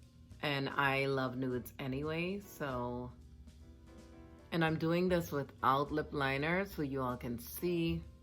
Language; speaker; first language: English; native; English